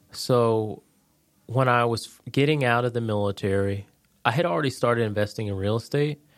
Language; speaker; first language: English; native; English